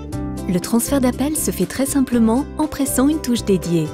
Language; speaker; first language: French; native; French